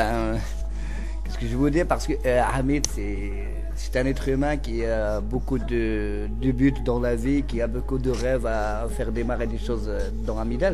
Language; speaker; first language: French; non-native, local second language; Central Atlas Tamazight